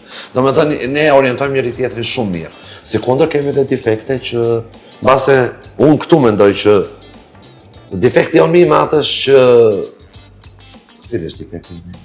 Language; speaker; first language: Albanian; native; Albanian